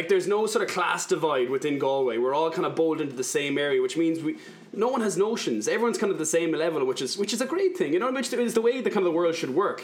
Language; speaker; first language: English; native; English